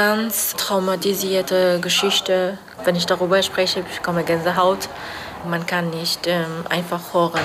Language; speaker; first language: German; non-native, fluent; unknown